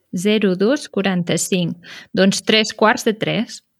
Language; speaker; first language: Catalan; native; Catalan